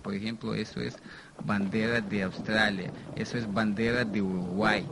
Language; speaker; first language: Spanish; non-native, fluent; Russian